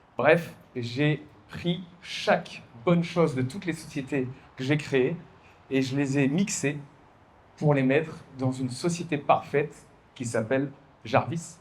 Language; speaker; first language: French; native; French